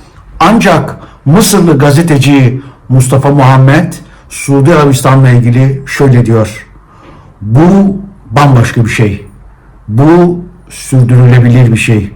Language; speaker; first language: Turkish; native; Turkish